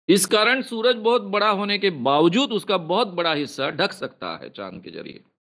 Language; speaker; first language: Hindi; non-native, local second language; Marathi